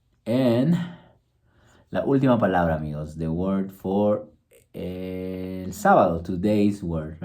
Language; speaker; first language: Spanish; early bilingual, heritage; Spanish